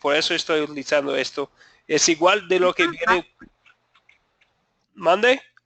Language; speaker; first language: Spanish; non-native, fluent; English